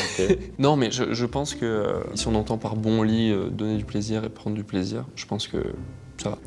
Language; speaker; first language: French; native; French